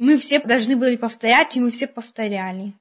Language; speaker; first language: Russian; early bilingual, heritage; Russian